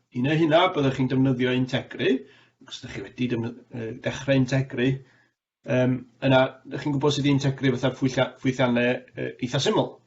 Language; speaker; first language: Welsh; native; Welsh